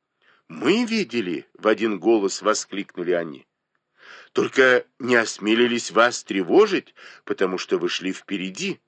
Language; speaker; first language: Russian; native; Russian